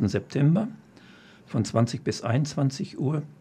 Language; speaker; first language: German; native; German